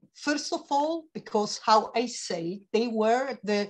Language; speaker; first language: English; non-native, fluent; Italian